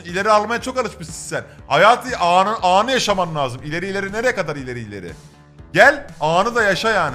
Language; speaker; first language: Turkish; native; Turkish